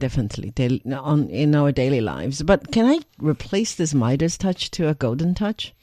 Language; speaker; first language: English; non-native, fluent; Chinese